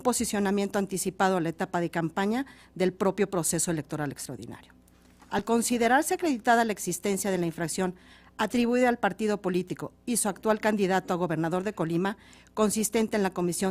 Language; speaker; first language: Spanish; native; Spanish